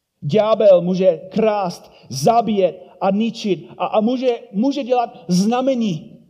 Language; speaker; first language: Czech; non-native, fluent; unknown